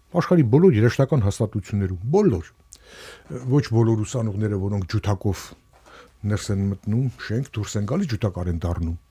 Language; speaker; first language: Armenian; native; Armenian